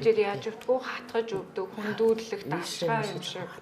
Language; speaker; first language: Mongolian; native; Mongolian